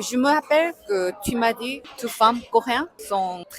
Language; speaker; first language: French; non-native, learner; Korean